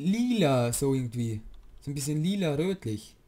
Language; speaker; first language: German; native; German